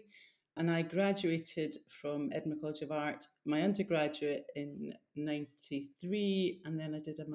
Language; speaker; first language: English; native; English